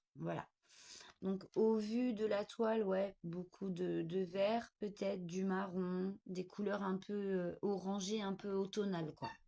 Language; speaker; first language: French; native; French